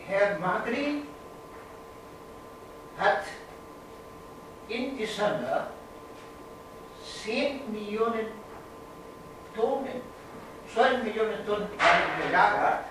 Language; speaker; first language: German; non-native, fluent; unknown